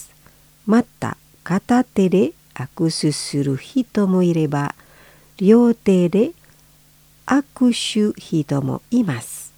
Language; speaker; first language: Japanese; non-native, fluent; Indonesian